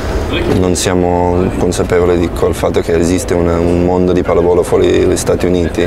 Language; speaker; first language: Italian; non-native, fluent; English